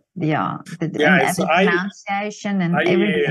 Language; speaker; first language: English; non-native, fluent; Italian